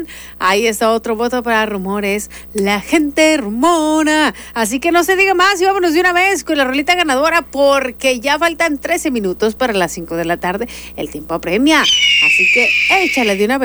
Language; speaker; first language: Spanish; native; Spanish